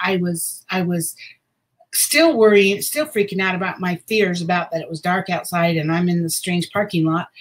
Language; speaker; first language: English; native; English